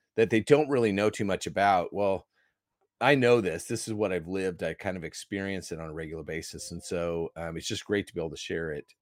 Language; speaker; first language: English; native; English